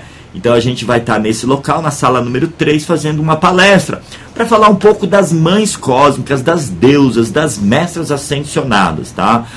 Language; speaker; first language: Portuguese; native; Portuguese